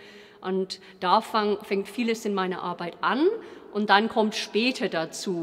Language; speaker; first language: German; non-native, fluent; English